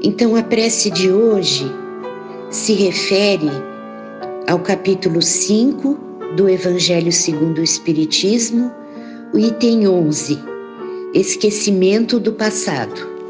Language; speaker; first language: Portuguese; native; Portuguese